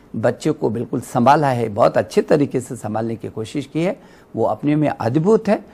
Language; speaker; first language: Hindi; native; Hindi